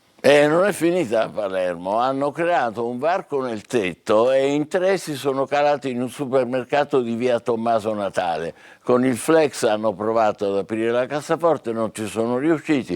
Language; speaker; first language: Italian; native; Italian